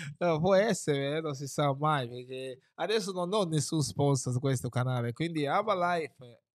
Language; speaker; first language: Italian; non-native, fluent; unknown